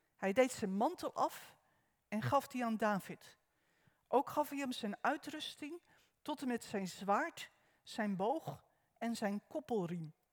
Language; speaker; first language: Dutch; native; Dutch